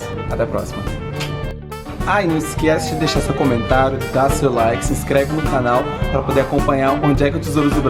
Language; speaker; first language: Portuguese; native; Portuguese